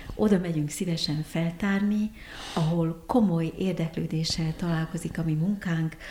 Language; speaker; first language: Hungarian; early bilingual, heritage; Hungarian